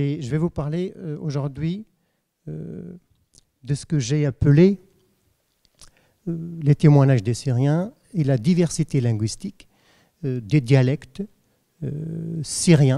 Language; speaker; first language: French; non-native, fluent; Arabic